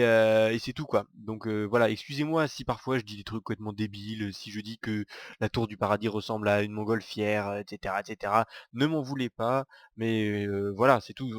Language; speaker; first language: French; native; French